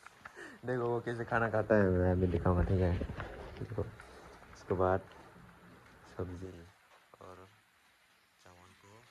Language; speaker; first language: Hindi; non-native, learner; Kok Borok